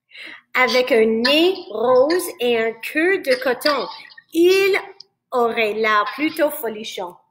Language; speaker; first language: French; non-native, fluent; English